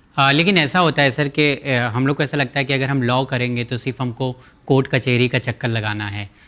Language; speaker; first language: Hindi; native; Hindi